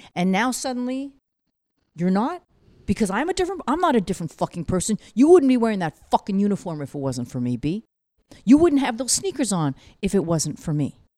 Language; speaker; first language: English; native; English